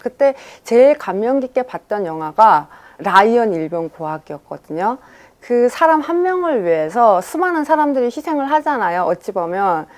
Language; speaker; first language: Korean; native; Korean